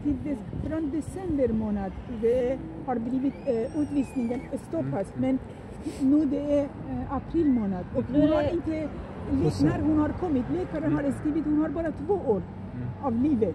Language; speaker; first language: Swedish; non-native, fluent; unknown